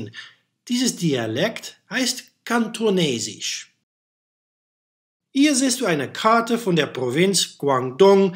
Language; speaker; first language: German; non-native, fluent; Dutch